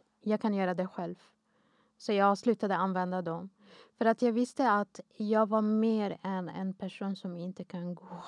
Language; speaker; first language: Swedish; non-native, fluent; Arabic